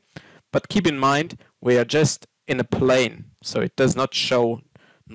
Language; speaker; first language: English; non-native, fluent; German